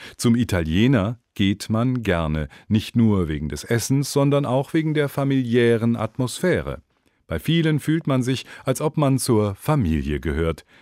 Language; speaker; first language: German; native; German